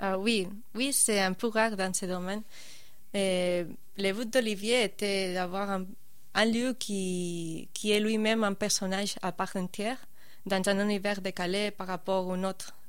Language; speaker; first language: French; non-native, fluent; Spanish